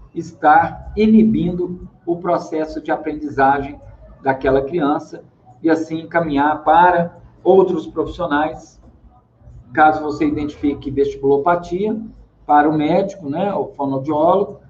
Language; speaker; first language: Portuguese; native; Portuguese